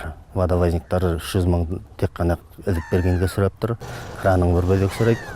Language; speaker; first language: Kazakh; native; Kazakh